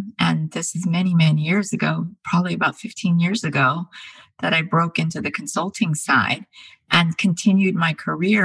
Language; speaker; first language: English; early bilingual, other home language; Korean